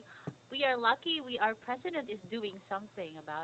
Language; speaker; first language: English; non-native, fluent; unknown